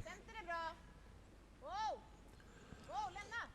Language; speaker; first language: Swedish; native; Swedish